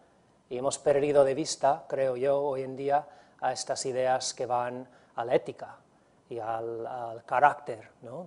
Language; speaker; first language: Spanish; non-native, fluent; English